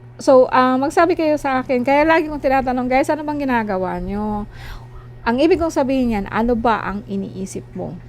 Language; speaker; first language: Filipino; non-native, local second language; Cebuano